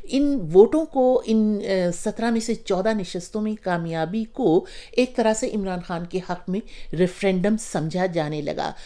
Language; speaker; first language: Urdu; native; Urdu